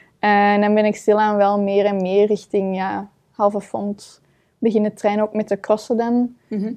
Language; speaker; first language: Dutch; native; Dutch